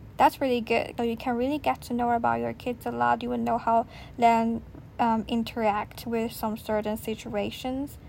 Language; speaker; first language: English; non-native, fluent; Chinese